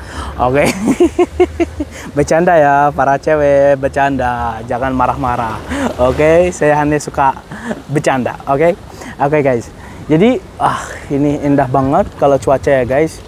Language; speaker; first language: Indonesian; non-native, fluent; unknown